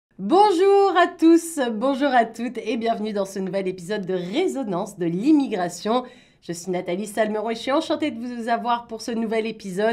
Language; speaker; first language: French; native; French